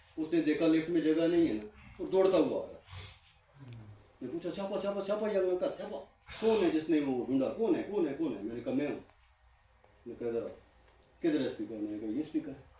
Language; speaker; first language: Urdu; native; Urdu